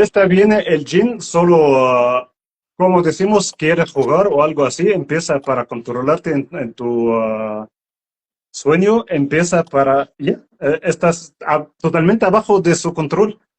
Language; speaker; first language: Spanish; non-native, learner; Arabic